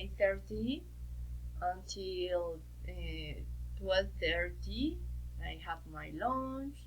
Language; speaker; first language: English; non-native, learner; Spanish